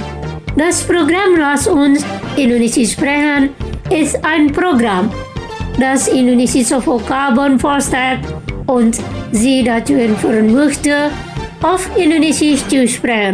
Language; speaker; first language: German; non-native, fluent; Indonesian